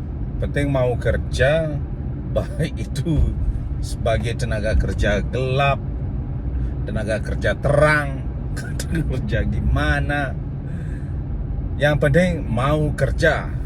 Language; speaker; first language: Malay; non-native, local second language; Balinese